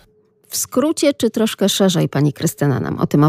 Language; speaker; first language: Polish; native; Polish